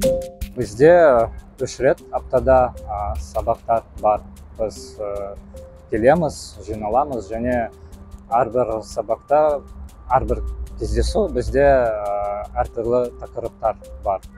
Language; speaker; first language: Kazakh; non-native, local second language; Russian